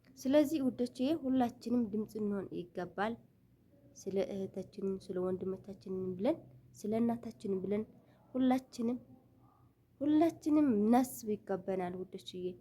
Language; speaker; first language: Amharic; non-native, local second language; Tigrinya